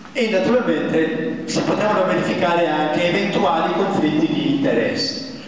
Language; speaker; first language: Italian; native; Italian